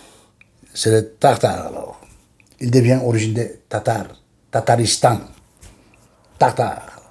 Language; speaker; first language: French; non-native, learner; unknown